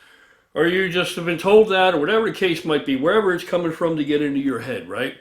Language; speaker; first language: English; native; English